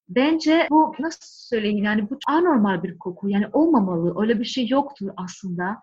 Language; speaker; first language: Turkish; non-native, fluent; Greek